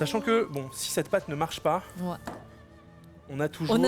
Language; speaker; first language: French; native; French